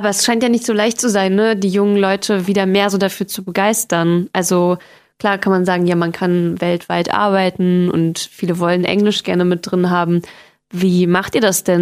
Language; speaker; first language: German; native; German